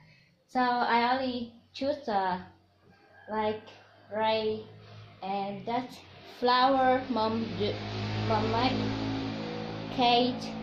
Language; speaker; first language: English; non-native, learner; Vietnamese